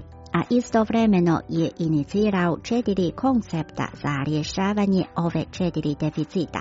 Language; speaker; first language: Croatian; non-native, fluent; Chinese